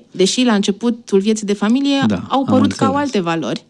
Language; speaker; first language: Romanian; native; Romanian